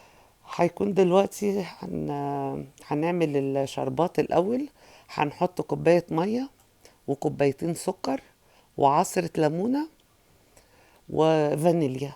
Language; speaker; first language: Arabic; native; Arabic